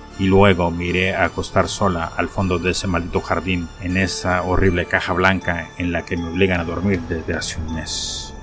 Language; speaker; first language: Spanish; native; Spanish